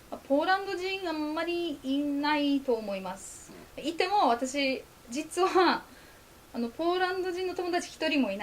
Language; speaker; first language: Japanese; non-native, fluent; Polish